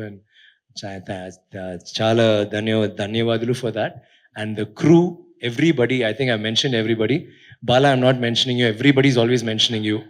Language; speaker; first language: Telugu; non-native, learner; Tamil